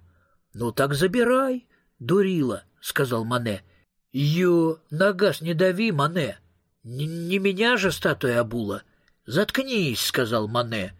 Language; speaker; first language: Russian; native; Russian